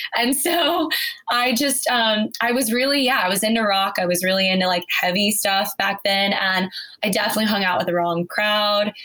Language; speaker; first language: English; native; English